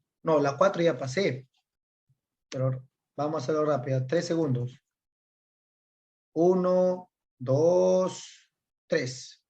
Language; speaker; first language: Spanish; native; Spanish